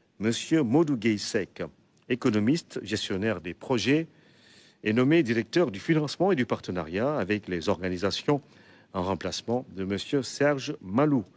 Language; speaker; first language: French; non-native, local second language; Wolof